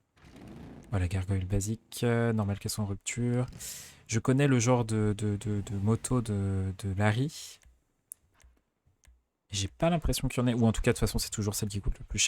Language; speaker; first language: French; native; French